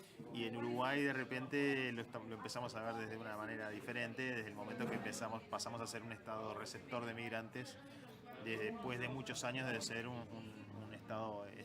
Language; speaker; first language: Spanish; native; Spanish